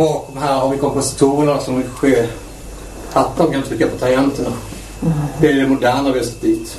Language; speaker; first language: Swedish; native; Swedish